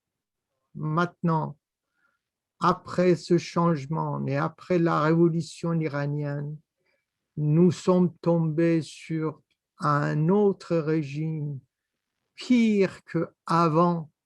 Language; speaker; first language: French; non-native, fluent; Persian